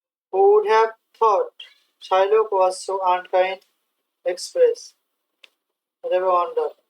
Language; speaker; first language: English; non-native, local second language; Bangla